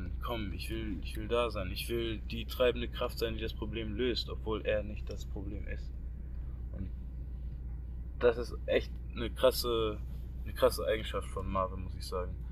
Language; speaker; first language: German; native; German